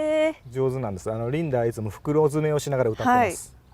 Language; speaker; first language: Japanese; native; Japanese